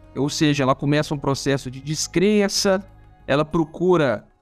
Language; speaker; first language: Portuguese; non-native, fluent; German